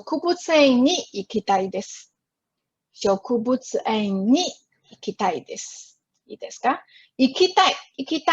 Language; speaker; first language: Japanese; non-native, fluent; Chinese